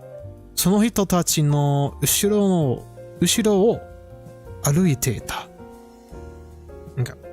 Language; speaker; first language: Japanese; non-native, learner; English